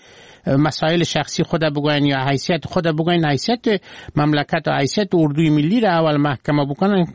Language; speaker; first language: Persian; native; Persian